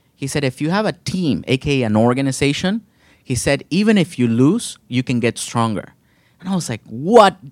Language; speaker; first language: English; early bilingual, other home language; Spanish